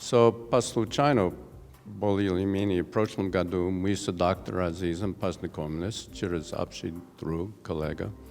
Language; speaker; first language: Russian; non-native, learner; English